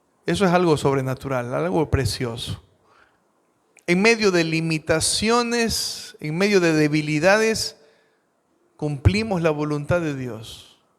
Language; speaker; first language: Spanish; native; Spanish